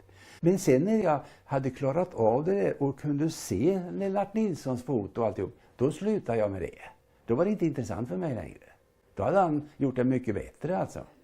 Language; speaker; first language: Swedish; native; Swedish